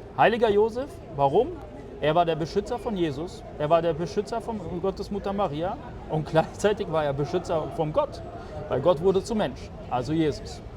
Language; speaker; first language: German; early bilingual, other home language; Polish